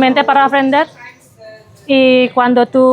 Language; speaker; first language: Spanish; non-native, learner; Indonesian